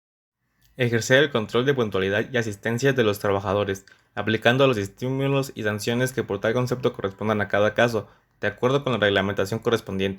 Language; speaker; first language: Spanish; native; Spanish